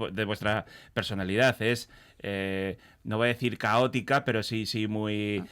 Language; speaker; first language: Spanish; native; Spanish